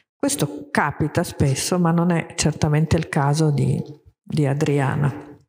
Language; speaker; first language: Italian; native; Italian